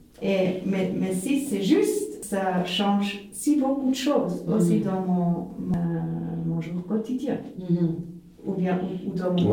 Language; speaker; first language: French; non-native, fluent; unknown